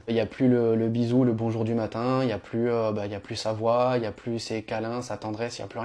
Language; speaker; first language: French; native; French